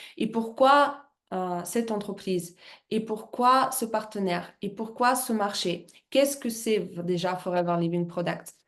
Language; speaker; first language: French; non-native, fluent; Russian